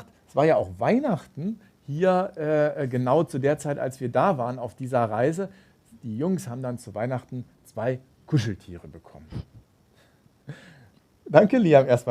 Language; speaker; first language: German; native; German